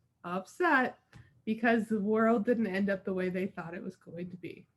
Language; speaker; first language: English; native; English